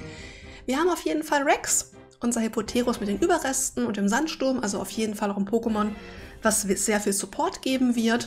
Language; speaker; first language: German; native; German